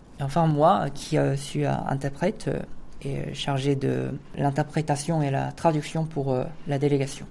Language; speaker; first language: French; non-native, fluent; Korean